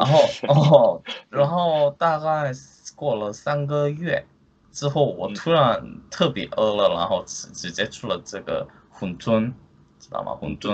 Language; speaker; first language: Chinese; non-native, fluent; Korean